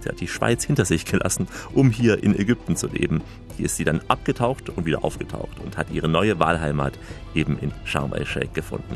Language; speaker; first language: German; native; German